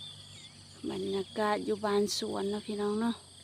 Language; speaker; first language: Thai; non-native, local second language; Lao